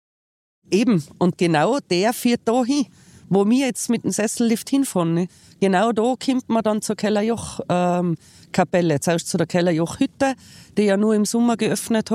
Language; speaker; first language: German; native; German